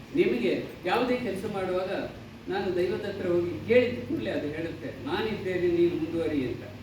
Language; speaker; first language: Kannada; non-native, local second language; Tulu